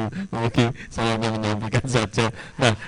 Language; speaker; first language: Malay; non-native, local second language; Javanese